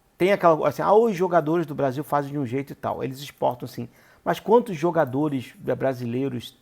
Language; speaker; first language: Portuguese; native; Portuguese